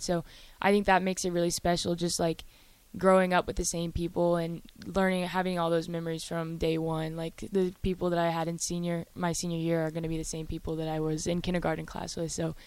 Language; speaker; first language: English; native; English